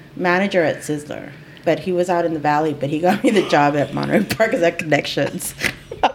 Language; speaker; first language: English; early bilingual, other home language; Spanish